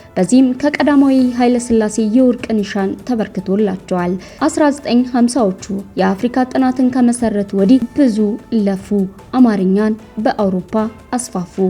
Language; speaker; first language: Amharic; native; Amharic